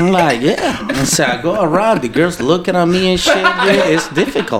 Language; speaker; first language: English; non-native, fluent; Spanish